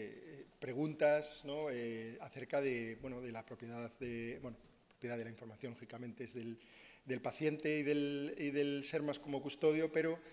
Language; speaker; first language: Spanish; native; Spanish